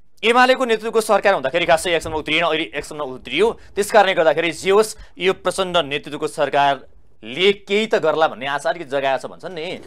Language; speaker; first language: Nepali; native; Nepali